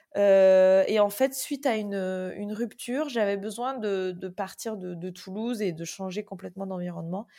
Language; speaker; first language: French; native; French